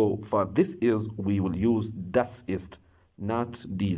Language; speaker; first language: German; non-native, fluent; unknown